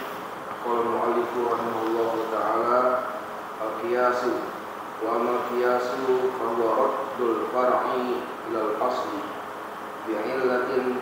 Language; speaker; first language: Arabic; non-native, learner; Malay